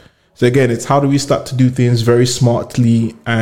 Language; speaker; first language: English; non-native, local second language; Yoruba